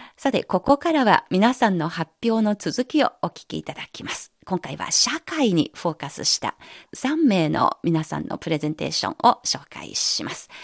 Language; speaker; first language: Japanese; non-native, fluent; Chinese